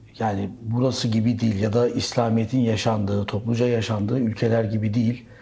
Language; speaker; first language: Turkish; native; Turkish